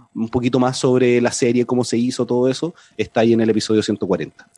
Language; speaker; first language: Spanish; native; Spanish